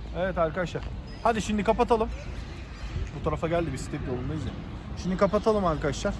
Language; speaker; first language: Turkish; native; Turkish